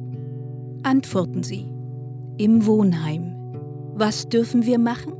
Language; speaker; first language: German; native; German